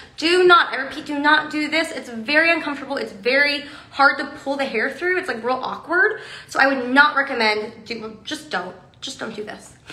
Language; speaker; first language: English; native; English